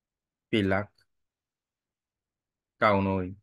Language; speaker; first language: Vietnamese; non-native, learner; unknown